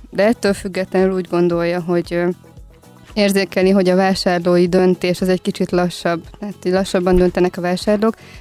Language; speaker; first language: Hungarian; native; Hungarian